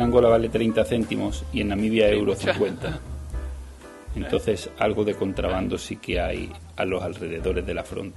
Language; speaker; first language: Spanish; native; Spanish